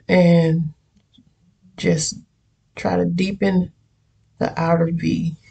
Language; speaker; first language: English; native; English